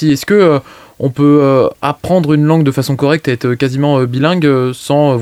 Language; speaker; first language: French; native; French